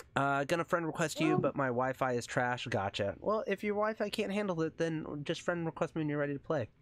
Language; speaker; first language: English; native; English